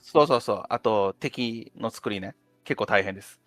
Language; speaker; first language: Japanese; non-native, fluent; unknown